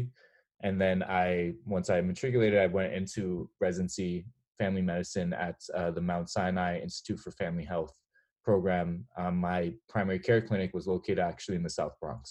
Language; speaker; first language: English; native; English